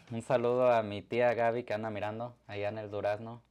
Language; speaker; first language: Spanish; early bilingual, heritage; Spanish